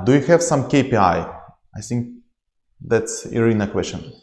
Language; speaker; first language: English; non-native, learner; Ukrainian